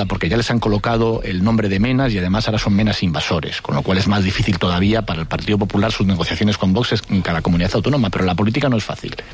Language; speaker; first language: Spanish; native; Spanish